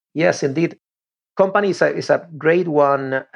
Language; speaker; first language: English; non-native, fluent; Spanish